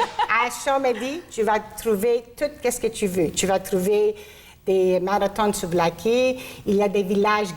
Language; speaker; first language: French; non-native, local second language; Greek